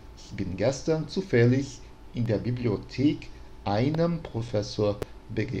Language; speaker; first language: German; non-native, fluent; Portuguese